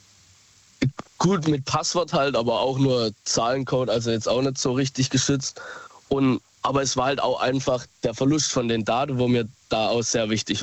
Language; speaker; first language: German; native; German